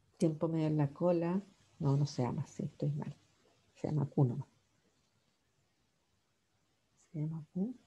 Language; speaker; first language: Spanish; native; Spanish